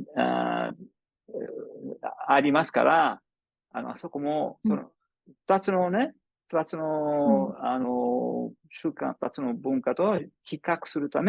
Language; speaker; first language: Japanese; non-native, fluent; English